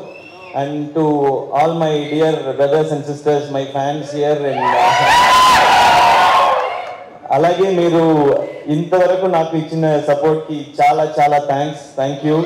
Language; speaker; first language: Telugu; non-native, learner; Tamil